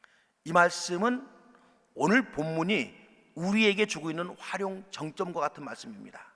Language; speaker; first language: Korean; native; Korean